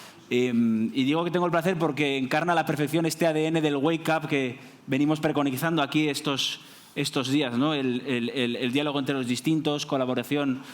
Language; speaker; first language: Spanish; native; Spanish